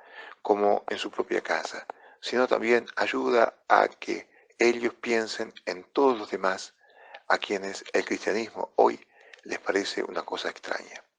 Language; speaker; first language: Spanish; non-native, fluent; Italian